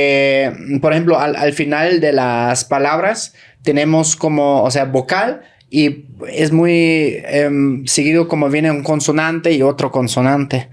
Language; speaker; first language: Spanish; native; Spanish